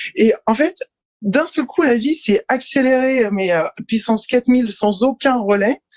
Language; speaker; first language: French; native; French